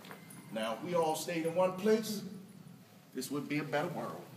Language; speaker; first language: English; native; English